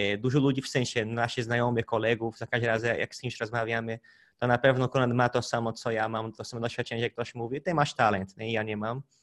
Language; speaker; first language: Polish; non-native, fluent; Portuguese